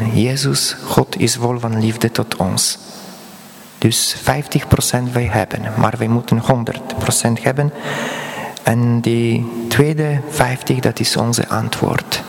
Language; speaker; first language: Dutch; non-native, fluent; Polish